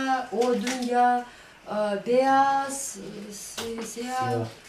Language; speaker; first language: Turkish; non-native, learner; Chuvash